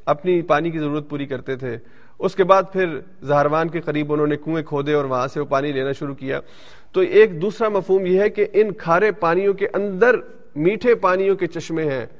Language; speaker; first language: Urdu; early bilingual, heritage; Urdu